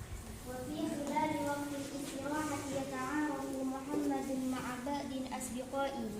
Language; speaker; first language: Arabic; non-native, learner; Indonesian